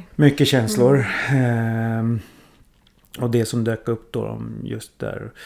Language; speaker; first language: Swedish; early bilingual, other home language; Thai